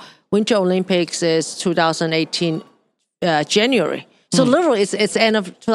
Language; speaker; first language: English; non-native, local second language; Cantonese